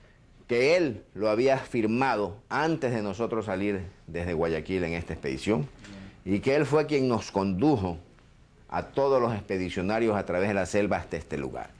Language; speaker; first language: Spanish; native; Spanish